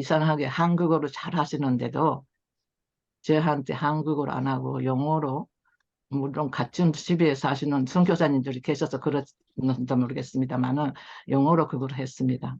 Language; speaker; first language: Korean; early bilingual, heritage; Korean